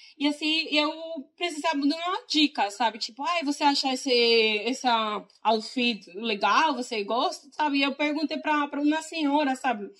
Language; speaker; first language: Portuguese; non-native, fluent; Spanish